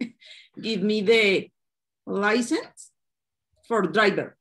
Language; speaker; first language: English; non-native, learner; Spanish